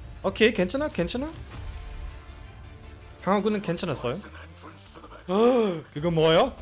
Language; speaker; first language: Korean; non-native, fluent; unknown